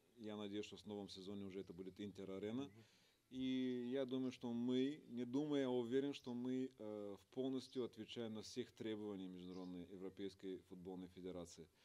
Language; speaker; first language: Russian; non-native, fluent; Bulgarian